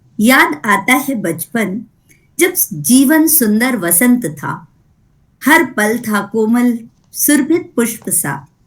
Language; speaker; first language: Hindi; native; Hindi